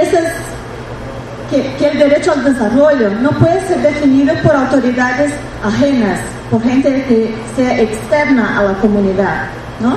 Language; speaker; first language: Spanish; non-native, fluent; Portuguese